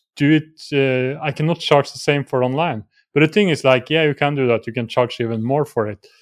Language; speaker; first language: English; non-native, fluent; Norwegian